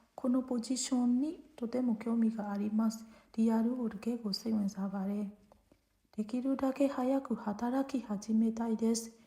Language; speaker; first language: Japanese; non-native, fluent; Burmese